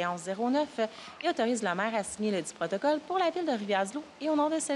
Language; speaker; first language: French; native; French